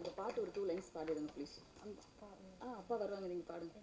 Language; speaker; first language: Tamil; native; Tamil